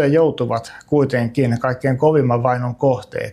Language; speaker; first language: Finnish; native; Finnish